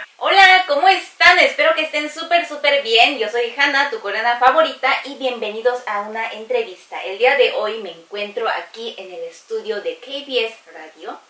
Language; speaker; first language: Spanish; non-native, fluent; Korean